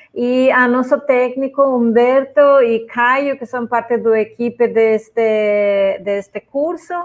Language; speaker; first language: Portuguese; non-native, fluent; Spanish